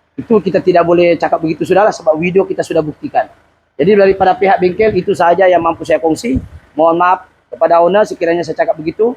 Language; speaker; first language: Malay; native; Malay